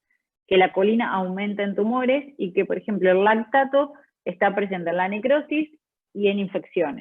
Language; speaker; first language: Spanish; native; Spanish